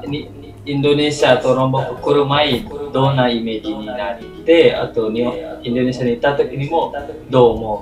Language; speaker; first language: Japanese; non-native, learner; Indonesian